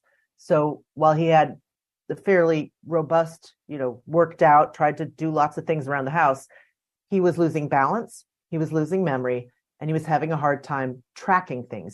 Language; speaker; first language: English; native; English